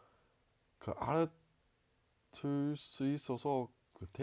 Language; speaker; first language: Korean; non-native, learner; English